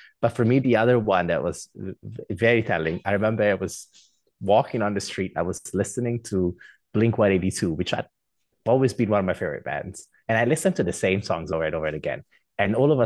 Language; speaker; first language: English; non-native, fluent; Italian